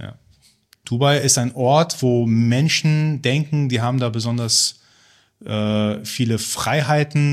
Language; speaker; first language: German; early bilingual, other home language; Persian